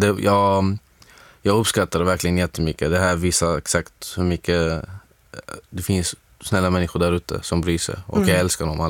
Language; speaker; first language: Swedish; non-native, fluent; Arabic